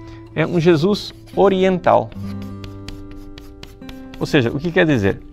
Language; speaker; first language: Portuguese; native; Portuguese